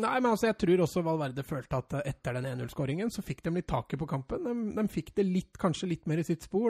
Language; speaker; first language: Norwegian; native; Norwegian